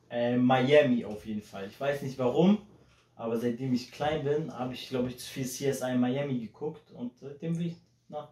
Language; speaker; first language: German; early bilingual, heritage; Polish